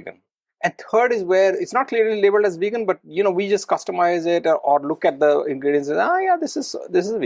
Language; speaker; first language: English; non-native, local second language; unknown